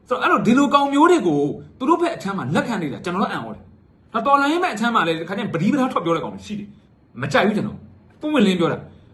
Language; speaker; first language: Burmese; native; Burmese